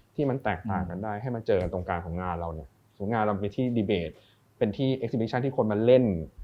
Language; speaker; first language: Thai; native; Thai